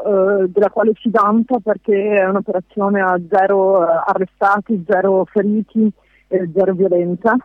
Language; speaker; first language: Italian; non-native, fluent; French